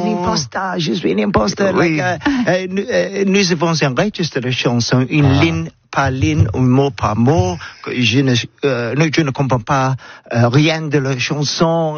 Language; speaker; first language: French; non-native, learner; English